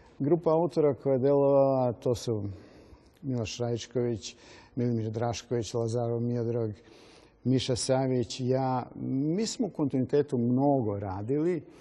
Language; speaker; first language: Serbian; native; Serbian